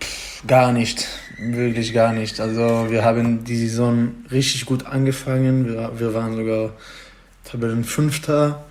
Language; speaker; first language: German; non-native, fluent; Hebrew